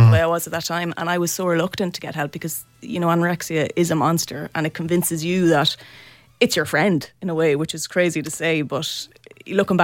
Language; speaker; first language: English; native; English